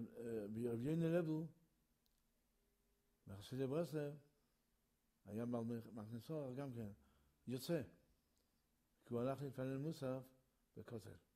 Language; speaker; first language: Hebrew; early bilingual, other home language; Yiddish